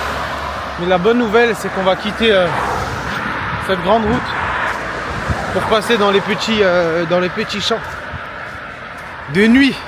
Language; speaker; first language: French; native; French